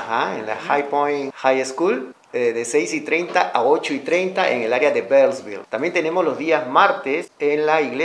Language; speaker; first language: Spanish; native; Spanish